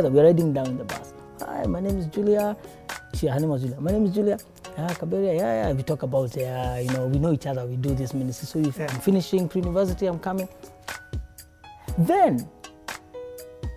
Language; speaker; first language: English; non-native, local second language; Kikuyu